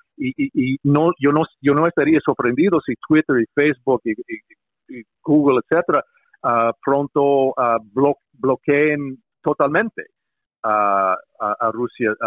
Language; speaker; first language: Spanish; non-native, fluent; English